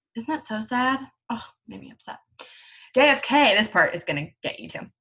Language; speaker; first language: English; native; English